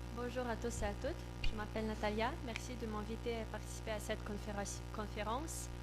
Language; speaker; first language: French; non-native, learner; Russian